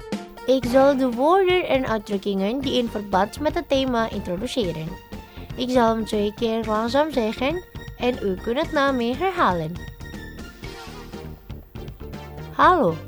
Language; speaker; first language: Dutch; non-native, learner; Indonesian